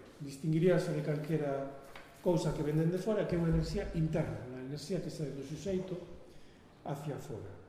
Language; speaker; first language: Galician; non-native, local second language; Spanish